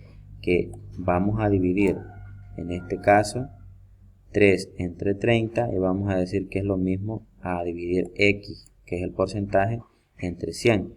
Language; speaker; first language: Spanish; native; Spanish